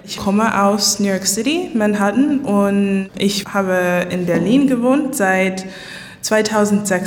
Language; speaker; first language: German; non-native, learner; English